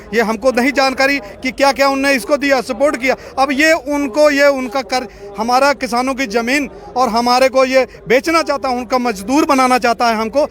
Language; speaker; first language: Hindi; native; Hindi